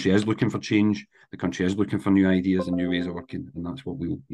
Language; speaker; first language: English; native; English